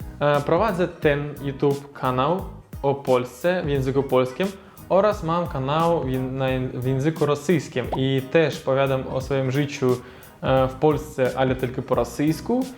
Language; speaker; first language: Polish; non-native, learner; Russian